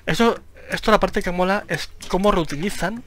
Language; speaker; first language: Spanish; native; Spanish